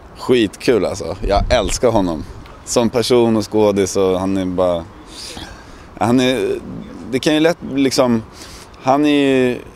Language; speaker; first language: Swedish; native; Swedish